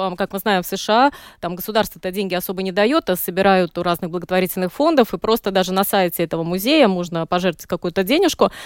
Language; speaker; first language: Russian; native; Russian